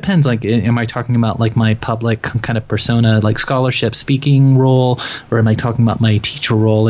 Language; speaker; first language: English; native; English